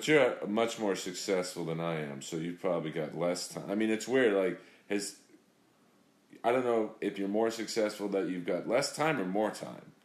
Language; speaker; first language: English; native; English